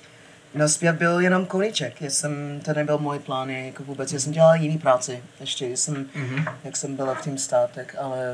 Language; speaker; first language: Czech; non-native, fluent; English